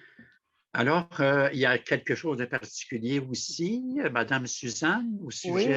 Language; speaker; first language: French; native; French